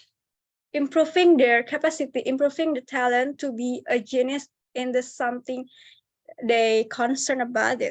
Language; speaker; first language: English; non-native, learner; Indonesian